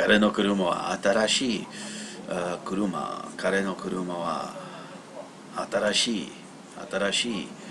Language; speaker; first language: Japanese; non-native, learner; English